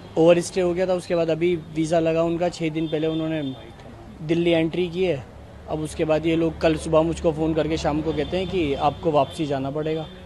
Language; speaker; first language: Hindi; native; Hindi